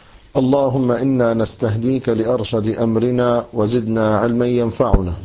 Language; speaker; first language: Arabic; native; Arabic